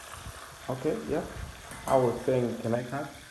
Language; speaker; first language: English; non-native, learner; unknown